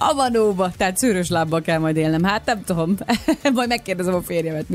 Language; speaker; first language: Hungarian; native; Hungarian